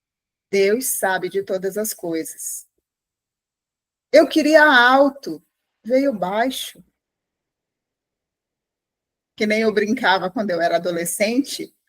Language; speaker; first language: Portuguese; native; Portuguese